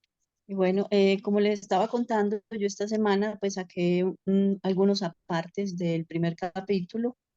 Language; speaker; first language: Spanish; native; Spanish